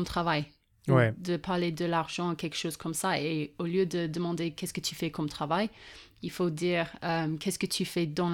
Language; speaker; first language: French; non-native, fluent; English